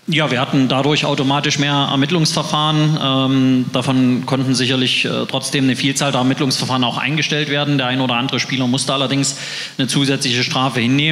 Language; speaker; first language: German; native; German